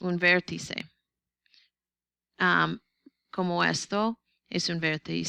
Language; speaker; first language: Spanish; non-native, learner; English